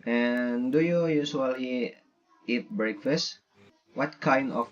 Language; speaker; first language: English; non-native, learner; Indonesian